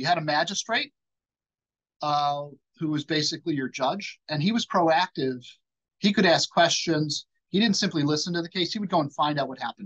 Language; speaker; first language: English; native; English